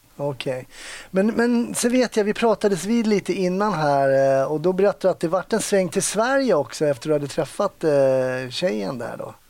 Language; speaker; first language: Swedish; native; Swedish